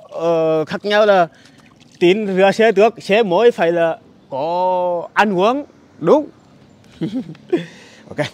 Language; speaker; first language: Vietnamese; non-native, learner; Portuguese